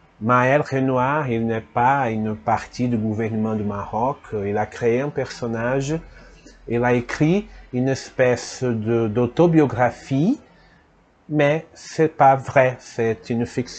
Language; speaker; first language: French; non-native, fluent; Portuguese